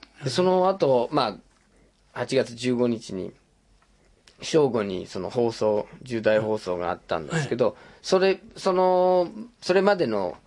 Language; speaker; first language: Japanese; non-native, fluent; English